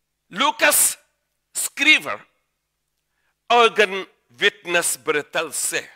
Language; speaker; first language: Swedish; non-native, learner; Urdu